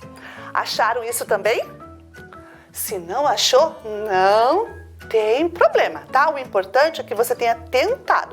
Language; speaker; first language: Portuguese; native; Portuguese